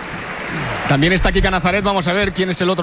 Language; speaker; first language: Spanish; native; Spanish